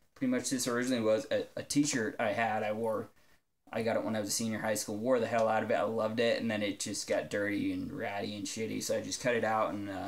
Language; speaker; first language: English; native; English